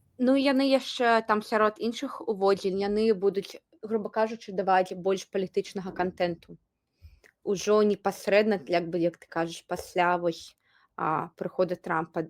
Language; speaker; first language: Belarusian; native; Belarusian